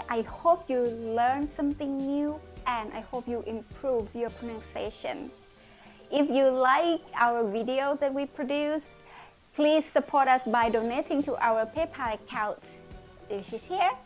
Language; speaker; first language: English; non-native, fluent; Thai